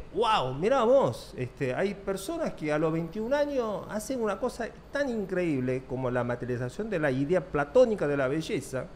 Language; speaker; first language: Spanish; early bilingual, other home language; Korean